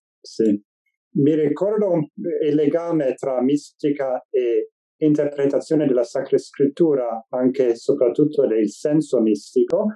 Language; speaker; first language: Italian; non-native, fluent; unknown